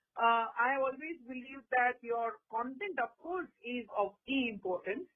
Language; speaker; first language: English; non-native, local second language; Gujarati